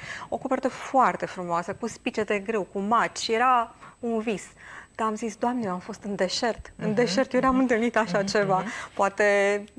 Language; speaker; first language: Romanian; native; Romanian